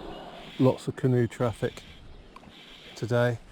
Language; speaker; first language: English; native; English